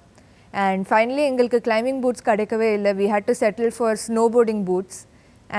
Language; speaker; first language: Tamil; early bilingual, heritage; Tamil